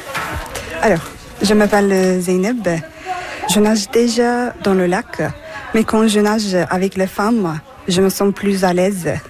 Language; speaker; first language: French; non-native, fluent; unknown